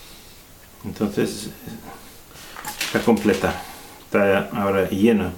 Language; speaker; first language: Spanish; non-native, fluent; English